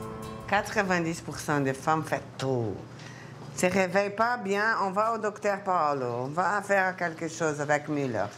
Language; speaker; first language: French; non-native, learner; Portuguese